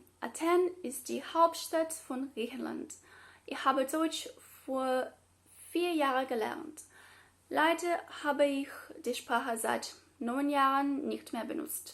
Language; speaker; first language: German; non-native, learner; Greek